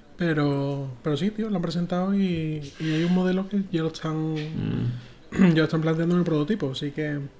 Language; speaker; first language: Spanish; native; Spanish